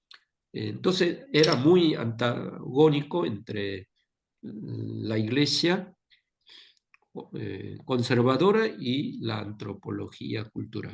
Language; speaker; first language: Spanish; non-native, fluent; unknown